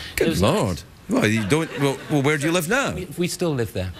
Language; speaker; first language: English; native; English